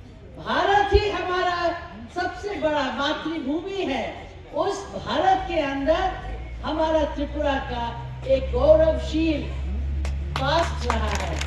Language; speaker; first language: Hindi; non-native, local second language; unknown